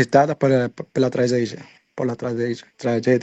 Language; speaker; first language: Portuguese; non-native, learner; Spanish